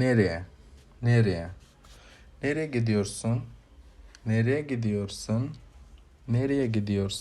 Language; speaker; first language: Turkish; non-native, learner; Urdu